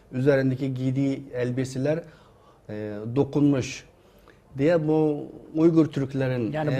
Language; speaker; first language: Turkish; non-native, fluent; Uyghur